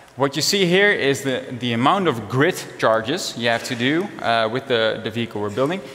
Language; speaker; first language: English; non-native, fluent; Dutch